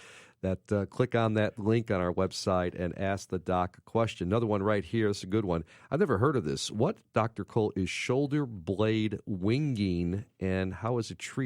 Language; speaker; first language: English; native; English